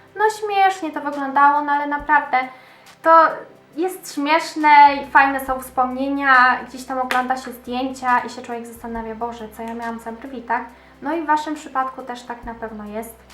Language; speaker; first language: Polish; native; Polish